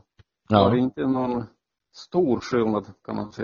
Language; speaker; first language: Swedish; non-native, fluent; Romanian